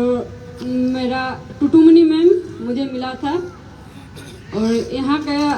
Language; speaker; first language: Hindi; non-native, local second language; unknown